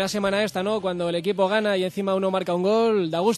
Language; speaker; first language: Spanish; native; Spanish